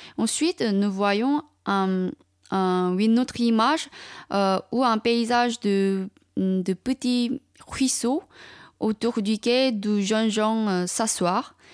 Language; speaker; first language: French; non-native, fluent; Chinese